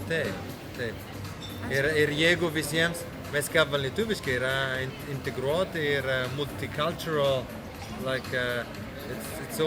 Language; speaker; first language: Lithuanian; non-native, learner; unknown